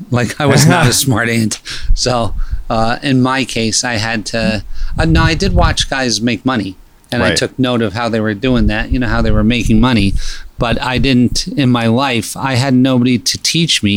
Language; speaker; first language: English; native; English